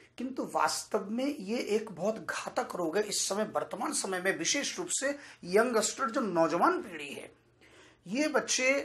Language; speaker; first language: Hindi; native; Hindi